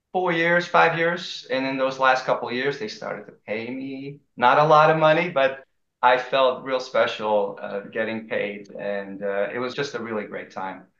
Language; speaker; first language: English; early bilingual, other home language; Dutch